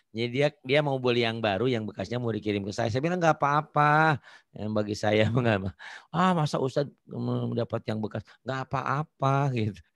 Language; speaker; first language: Indonesian; non-native, local second language; Sundanese